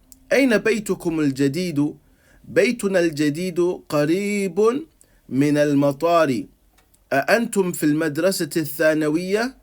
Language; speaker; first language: Arabic; non-native, fluent; English